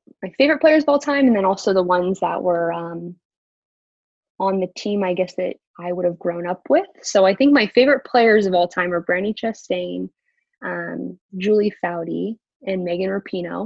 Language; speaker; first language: English; native; English